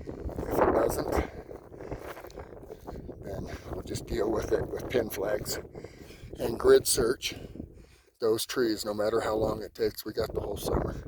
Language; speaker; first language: English; native; English